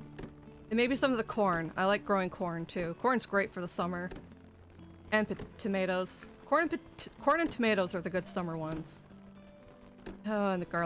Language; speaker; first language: English; native; English